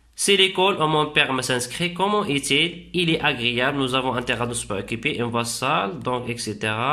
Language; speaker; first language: French; non-native, local second language; Arabic